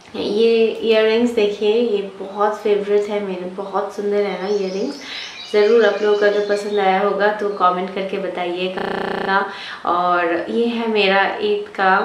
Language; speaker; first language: Hindi; non-native, local second language; Bangla